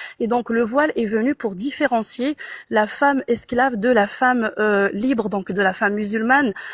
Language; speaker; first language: French; non-native, local second language; Arabic